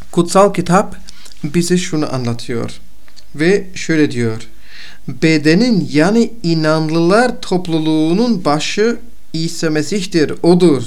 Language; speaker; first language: Turkish; non-native, fluent; Bulgarian